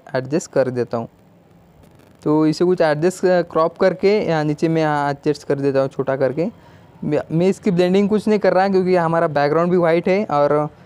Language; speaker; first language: Hindi; non-native, local second language; Marathi